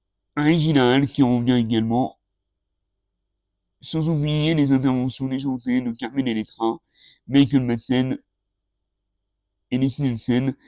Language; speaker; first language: French; native; French